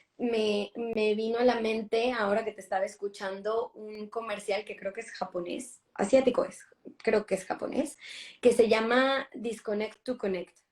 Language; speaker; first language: Spanish; native; Spanish